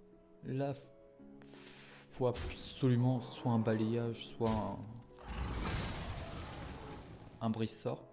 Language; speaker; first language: French; native; French